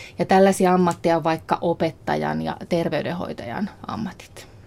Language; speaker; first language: Finnish; native; Finnish